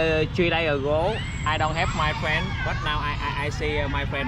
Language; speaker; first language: English; non-native, learner; Vietnamese